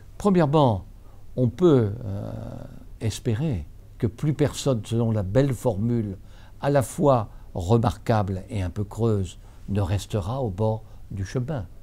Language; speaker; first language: French; native; French